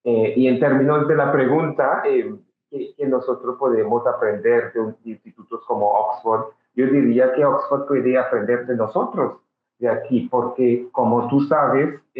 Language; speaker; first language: Spanish; non-native, fluent; English